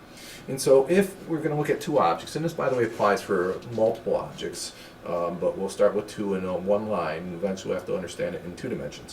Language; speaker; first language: English; native; English